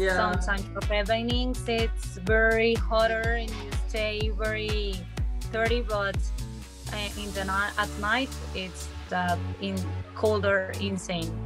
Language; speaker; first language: English; non-native, learner; Spanish